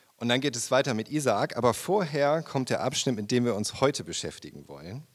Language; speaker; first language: German; native; German